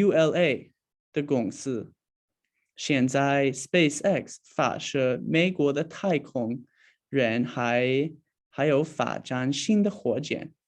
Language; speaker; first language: Chinese; non-native, learner; English